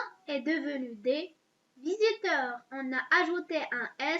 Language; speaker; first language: French; non-native, local second language; Arabic